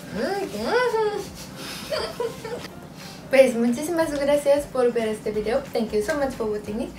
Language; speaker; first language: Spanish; non-native, learner; Japanese